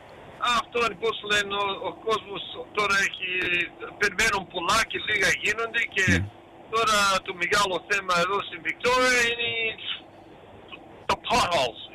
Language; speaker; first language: Greek; early bilingual, heritage; Greek